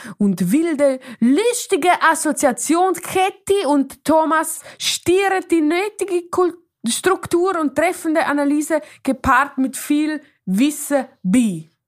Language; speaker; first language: German; native; German